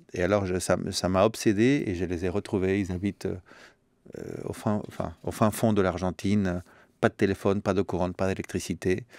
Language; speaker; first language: French; early bilingual, other home language; Spanish